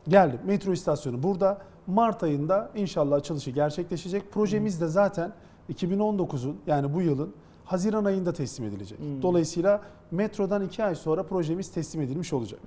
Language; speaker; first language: Turkish; native; Turkish